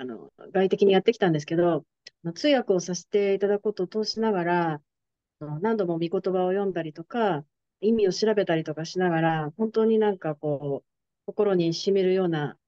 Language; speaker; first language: Japanese; native; Japanese